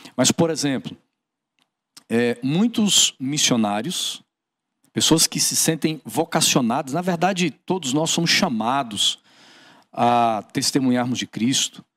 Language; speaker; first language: Portuguese; native; Portuguese